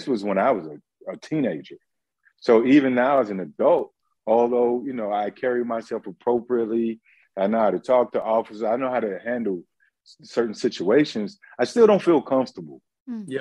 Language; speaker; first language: English; native; English